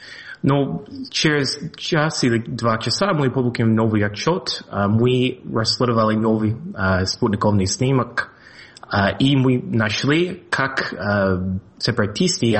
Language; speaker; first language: Russian; non-native, fluent; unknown